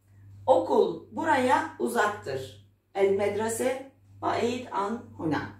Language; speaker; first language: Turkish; non-native, learner; Arabic